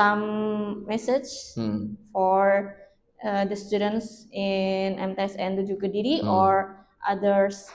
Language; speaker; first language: English; non-native, learner; Indonesian